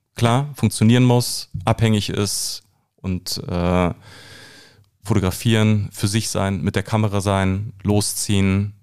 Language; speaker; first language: German; native; German